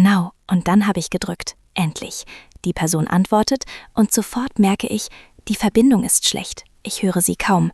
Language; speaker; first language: German; non-native, fluent; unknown